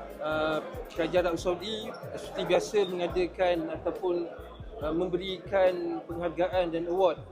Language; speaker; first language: Malay; native; Malay